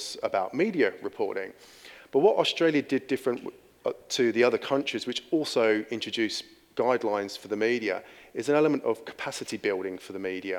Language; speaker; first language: English; native; English